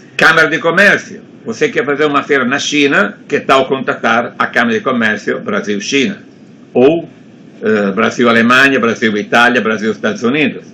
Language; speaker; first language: Portuguese; non-native, fluent; Italian